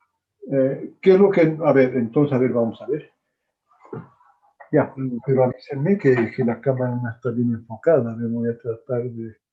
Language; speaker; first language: Spanish; native; Spanish